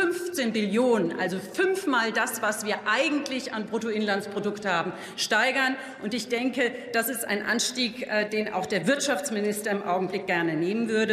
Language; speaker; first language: German; native; German